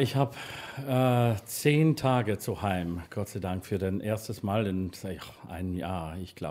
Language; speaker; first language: German; non-native, learner; English